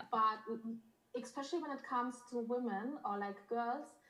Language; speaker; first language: English; early bilingual, other home language; Polish